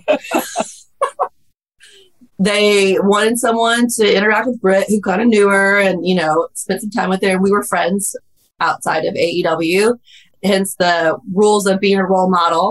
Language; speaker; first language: English; native; English